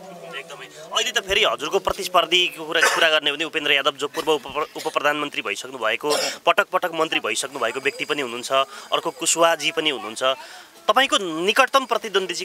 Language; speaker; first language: Nepali; native; Nepali